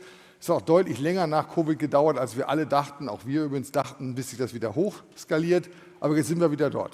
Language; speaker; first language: German; native; German